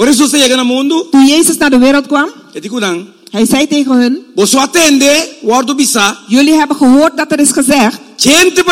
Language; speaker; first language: Dutch; non-native, local second language; Papiamento